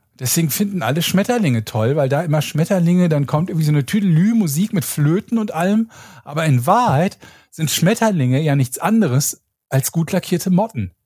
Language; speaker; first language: German; native; German